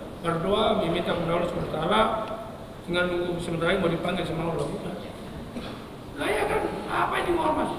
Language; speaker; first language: Indonesian; non-native, local second language; Tetum